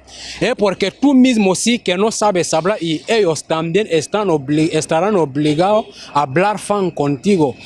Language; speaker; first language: Spanish; non-native, fluent; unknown